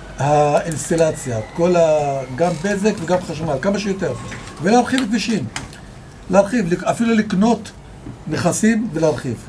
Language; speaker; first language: Hebrew; non-native, local second language; Arabic